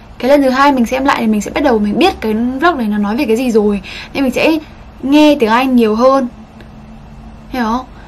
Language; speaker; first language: Vietnamese; native; Vietnamese